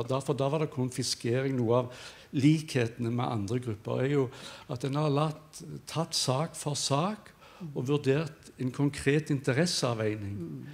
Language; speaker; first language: Norwegian; native; Norwegian